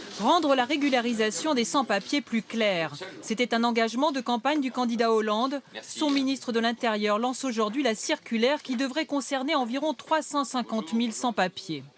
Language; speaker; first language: French; native; French